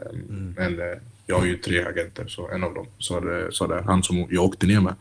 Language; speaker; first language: Swedish; early bilingual, other home language; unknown